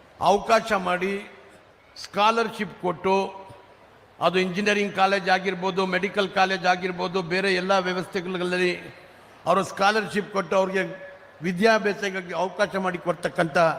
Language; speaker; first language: Kannada; non-native, local second language; Urdu